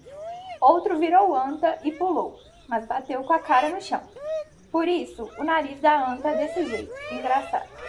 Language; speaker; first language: Portuguese; native; Portuguese